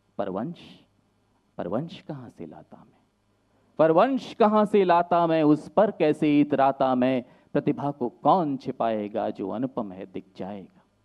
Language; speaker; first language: Hindi; native; Hindi